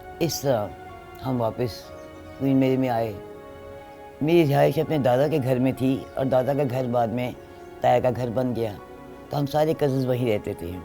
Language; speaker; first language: Urdu; native; Urdu